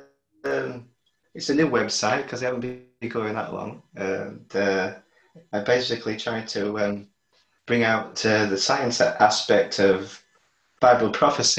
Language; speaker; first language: English; native; English